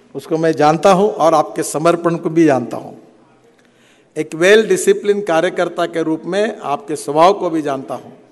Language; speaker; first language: Hindi; non-native, local second language; Marathi